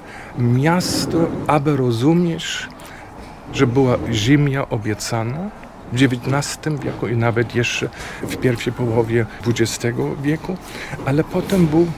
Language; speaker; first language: Polish; non-native, fluent; German